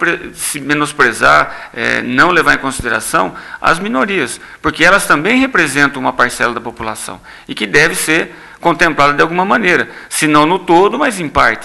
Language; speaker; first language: Portuguese; native; Portuguese